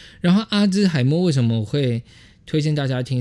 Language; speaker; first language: Chinese; native; Chinese